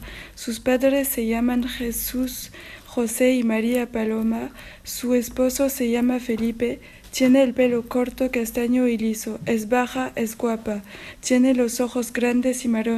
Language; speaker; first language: Spanish; non-native, learner; French